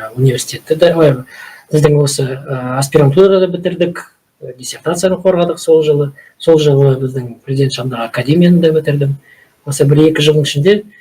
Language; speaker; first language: Kazakh; native; Kazakh